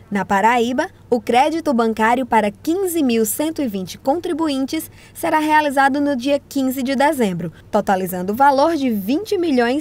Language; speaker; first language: Portuguese; native; Portuguese